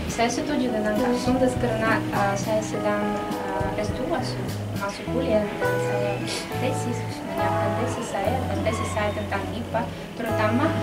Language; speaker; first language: Indonesian; non-native, fluent; Russian